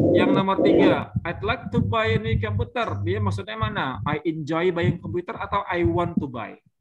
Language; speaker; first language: English; non-native, fluent; Indonesian